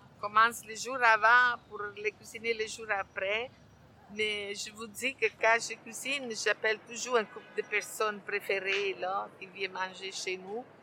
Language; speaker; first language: French; non-native, fluent; Italian